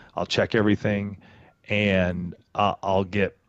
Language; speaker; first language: English; native; English